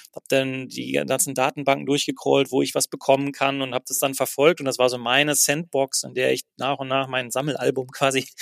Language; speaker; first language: German; native; German